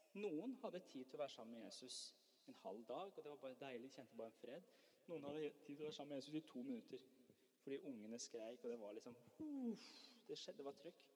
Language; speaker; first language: Norwegian; early bilingual, other home language; Persian